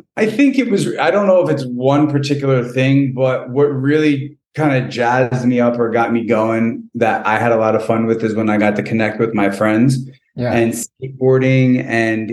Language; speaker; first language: English; native; English